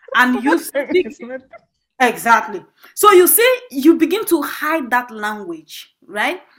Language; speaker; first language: English; non-native, local second language; Igbo